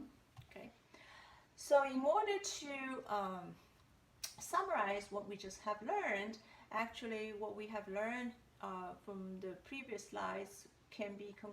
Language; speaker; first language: English; non-native, fluent; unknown